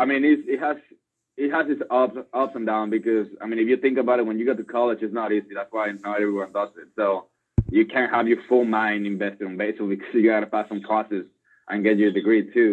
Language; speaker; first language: English; non-native, fluent; Spanish